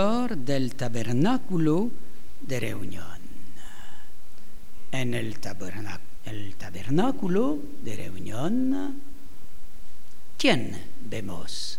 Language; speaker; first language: Spanish; non-native, fluent; French